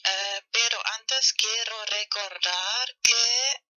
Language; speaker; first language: Spanish; non-native, learner; German